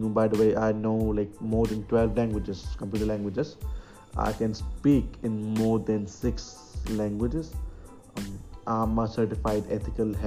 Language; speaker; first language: English; non-native, local second language; Hindi